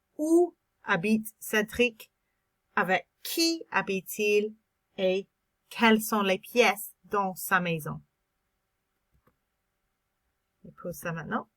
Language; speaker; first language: French; non-native, fluent; English